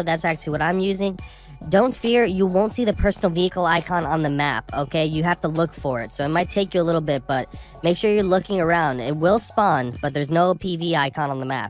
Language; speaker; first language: English; native; English